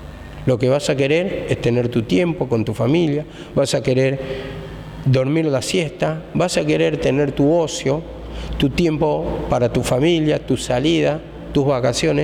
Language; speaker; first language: Spanish; native; Spanish